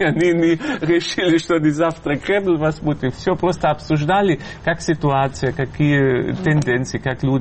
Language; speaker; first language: Russian; non-native, fluent; German